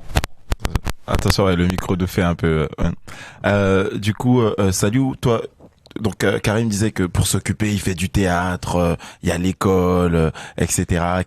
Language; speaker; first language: French; native; French